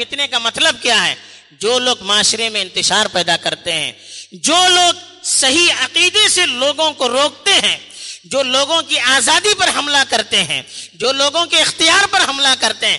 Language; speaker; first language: Urdu; native; Urdu